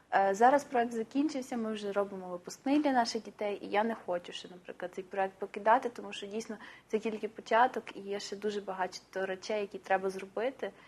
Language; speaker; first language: Ukrainian; native; Ukrainian